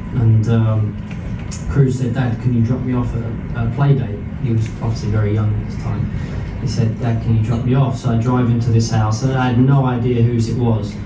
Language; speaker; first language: English; native; English